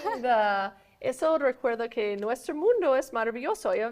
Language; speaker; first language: Spanish; non-native, fluent; English